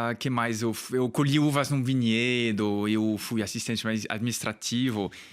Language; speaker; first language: Portuguese; non-native, fluent; French